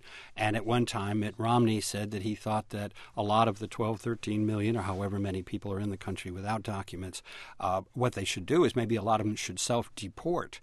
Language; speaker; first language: English; native; English